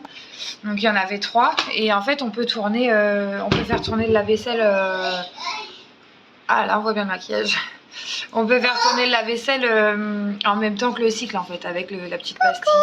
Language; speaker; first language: French; native; French